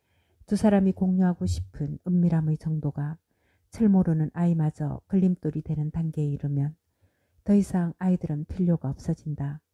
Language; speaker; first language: Korean; native; Korean